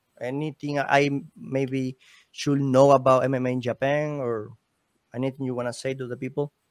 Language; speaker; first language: English; non-native, learner; Spanish